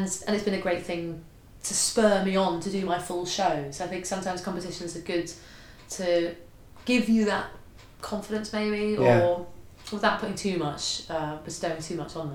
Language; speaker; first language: English; native; English